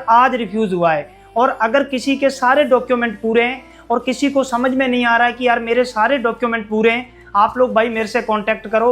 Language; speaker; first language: Hindi; native; Hindi